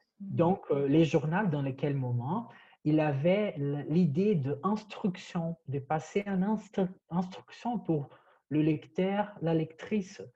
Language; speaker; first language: French; non-native, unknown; Portuguese